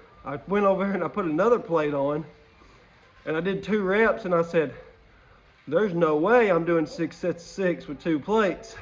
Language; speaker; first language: English; native; English